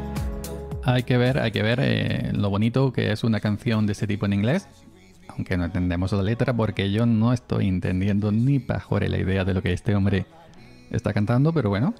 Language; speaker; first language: Spanish; native; Spanish